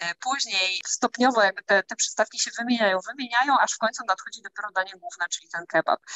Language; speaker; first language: Polish; native; Polish